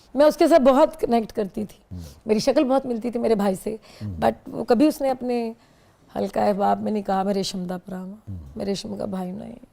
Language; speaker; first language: Urdu; non-native, local second language; Punjabi